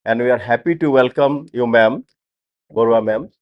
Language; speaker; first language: English; non-native, local second language; Assamese